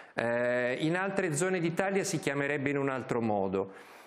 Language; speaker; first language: Italian; native; Italian